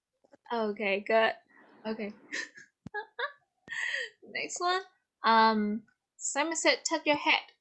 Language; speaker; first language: English; non-native, fluent; Vietnamese